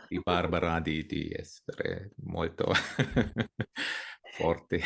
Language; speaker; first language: Italian; non-native, learner; German